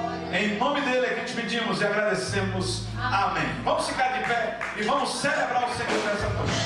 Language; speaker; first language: Portuguese; native; Portuguese